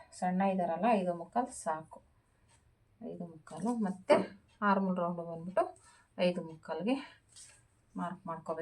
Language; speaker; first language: Kannada; native; Kannada